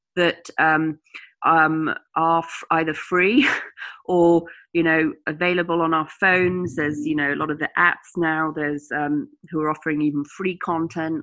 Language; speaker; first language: English; native; English